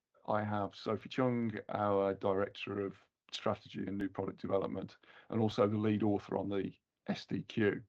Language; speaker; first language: English; native; English